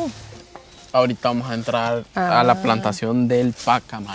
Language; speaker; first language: Spanish; native; Spanish